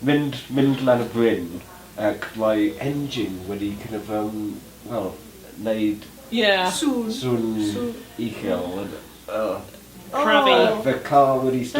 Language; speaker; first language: Welsh; non-native, learner; English